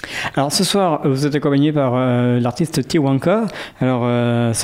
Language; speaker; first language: French; native; French